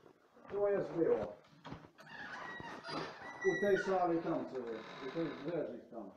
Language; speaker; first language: Polish; non-native, learner; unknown